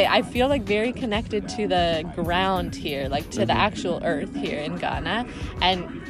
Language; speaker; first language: English; native; English